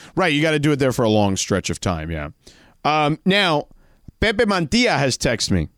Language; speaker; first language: English; native; English